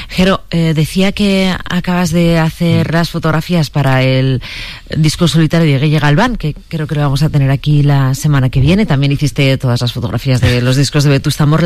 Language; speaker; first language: Spanish; native; Spanish